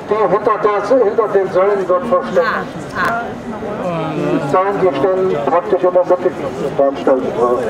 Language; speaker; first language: German; native; German